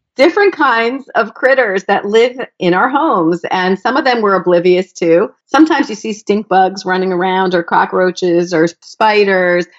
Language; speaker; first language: English; native; English